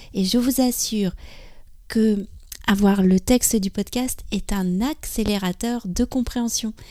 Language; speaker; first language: French; native; French